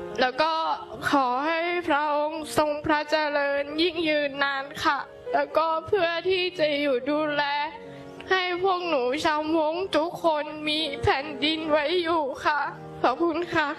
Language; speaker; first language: Thai; non-native, local second language; Hmong